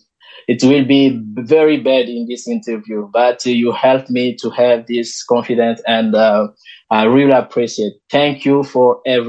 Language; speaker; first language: English; non-native, learner; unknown